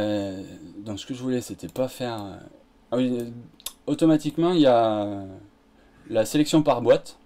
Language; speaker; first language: French; native; French